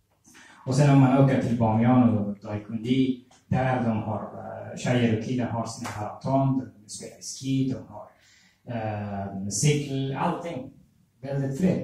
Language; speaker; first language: Swedish; non-native, fluent; Persian